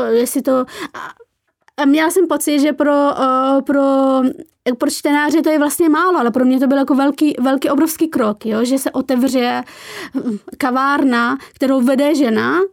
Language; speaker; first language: Czech; early bilingual, other home language; Persian